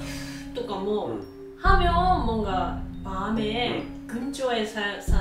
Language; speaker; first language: Korean; non-native, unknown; Japanese